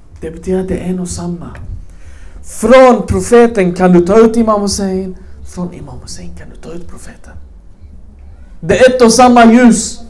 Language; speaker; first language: Swedish; early bilingual, other home language; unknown